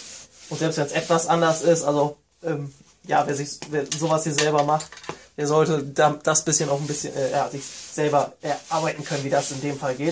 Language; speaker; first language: German; native; German